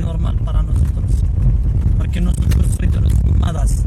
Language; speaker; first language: Spanish; non-native, learner; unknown